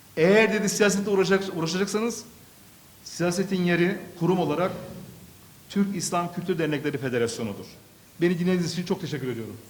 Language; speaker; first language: Turkish; early bilingual, other home language; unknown